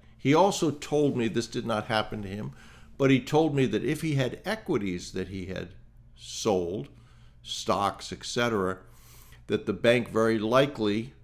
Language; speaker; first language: English; native; English